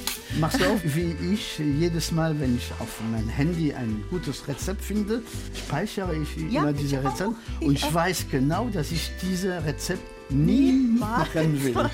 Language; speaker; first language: German; non-native, fluent; French